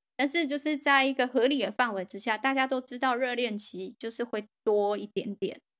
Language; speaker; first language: Chinese; native; Chinese